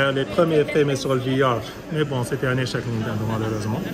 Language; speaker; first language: French; non-native, local second language; Arabic